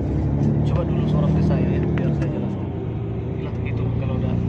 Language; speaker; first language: Indonesian; native; Indonesian